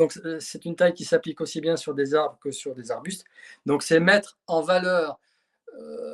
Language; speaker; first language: French; native; French